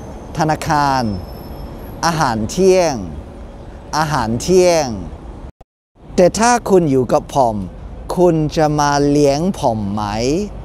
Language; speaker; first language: Thai; non-native, fluent; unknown